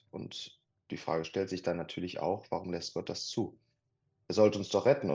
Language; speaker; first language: German; native; German